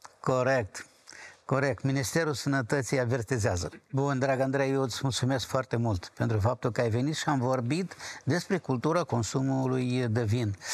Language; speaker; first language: Romanian; native; Romanian